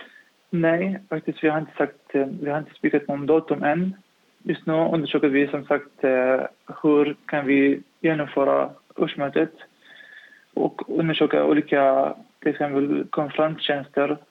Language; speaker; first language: Swedish; non-native, fluent; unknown